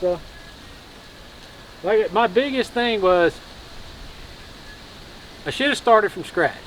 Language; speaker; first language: English; native; English